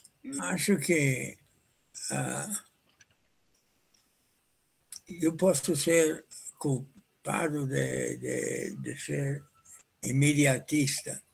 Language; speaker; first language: Portuguese; non-native, fluent; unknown